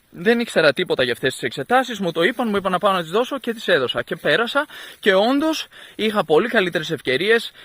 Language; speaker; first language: Greek; native; Greek